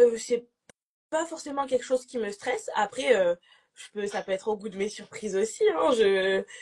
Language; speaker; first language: French; native; French